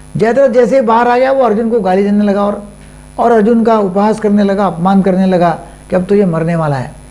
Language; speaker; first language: Hindi; non-native, local second language; Marathi